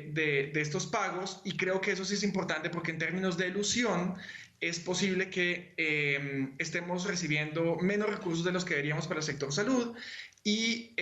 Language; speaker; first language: Spanish; native; Spanish